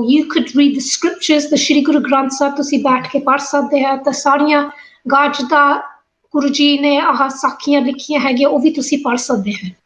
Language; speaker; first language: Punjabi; early bilingual, heritage; Punjabi